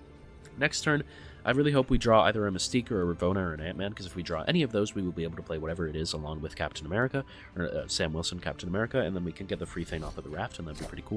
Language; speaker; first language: English; native; English